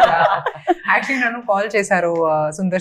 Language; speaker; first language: Telugu; non-native, fluent; Hindi